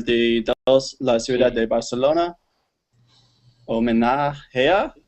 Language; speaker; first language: Spanish; non-native, learner; English